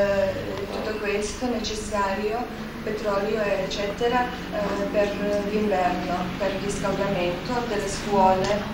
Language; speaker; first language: Italian; non-native, fluent; Serbian